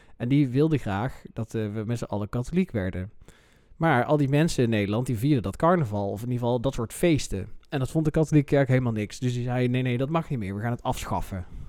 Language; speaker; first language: Dutch; native; Dutch